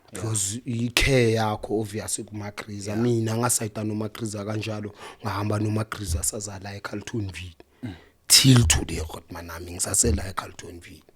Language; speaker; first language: Zulu; non-native, local second language; Xhosa